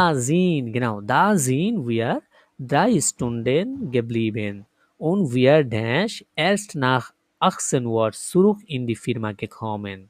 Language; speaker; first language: German; non-native, fluent; Bangla